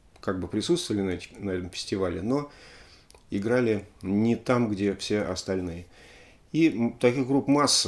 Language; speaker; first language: Russian; native; Russian